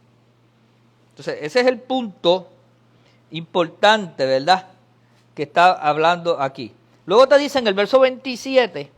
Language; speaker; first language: Spanish; native; Spanish